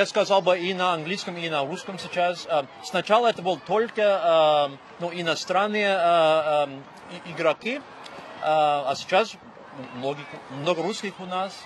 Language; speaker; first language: Russian; non-native, fluent; English